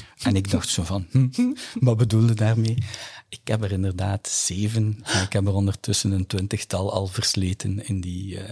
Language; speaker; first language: Dutch; native; Dutch